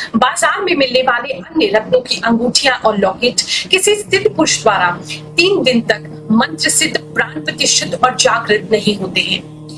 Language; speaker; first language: Hindi; native; Hindi